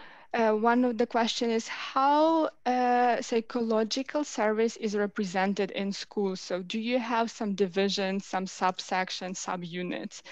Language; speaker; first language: English; non-native, fluent; Ukrainian